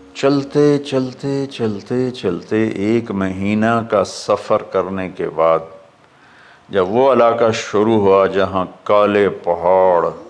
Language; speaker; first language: Urdu; non-native, local second language; Punjabi